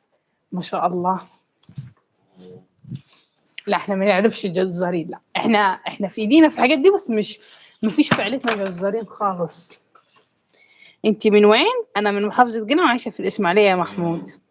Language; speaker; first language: Arabic; native; Arabic